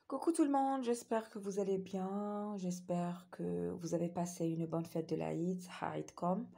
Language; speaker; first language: French; non-native, local second language; Arabic